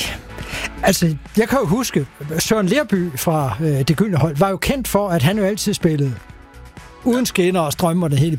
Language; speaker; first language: Danish; native; Danish